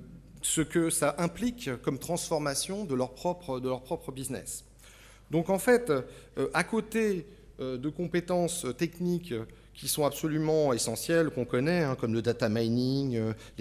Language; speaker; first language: French; native; French